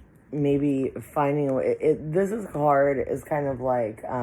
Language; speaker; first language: English; native; English